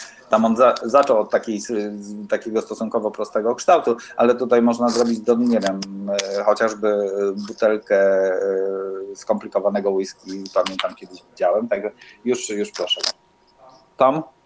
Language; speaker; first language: Polish; native; Polish